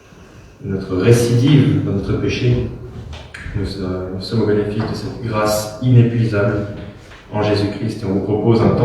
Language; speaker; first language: French; native; French